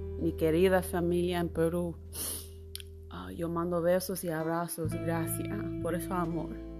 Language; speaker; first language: Spanish; non-native, learner; English